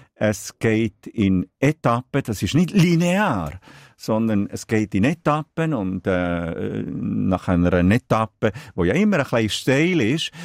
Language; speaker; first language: German; non-native, local second language; Italian